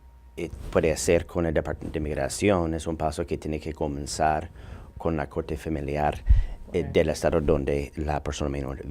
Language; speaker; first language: Spanish; non-native, fluent; English